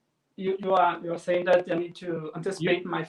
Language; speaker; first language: English; non-native, fluent; Portuguese